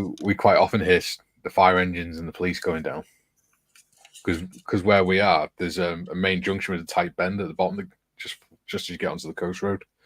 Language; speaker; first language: English; native; English